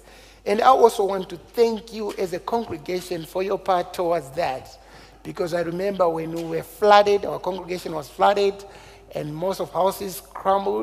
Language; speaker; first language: English; non-native, local second language; Shona